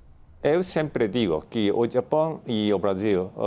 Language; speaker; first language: Portuguese; non-native, fluent; Japanese